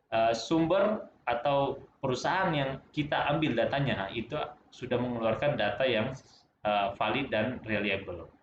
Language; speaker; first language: Indonesian; native; Indonesian